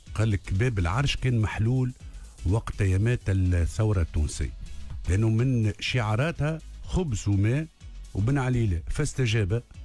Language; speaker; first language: Arabic; native; Arabic